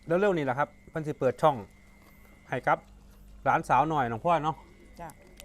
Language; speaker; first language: Thai; native; Thai